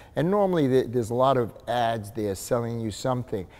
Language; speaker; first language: English; native; English